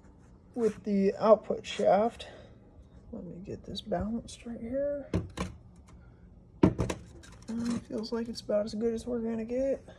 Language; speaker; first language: English; native; English